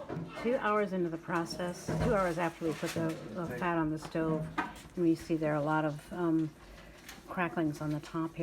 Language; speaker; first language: English; native; English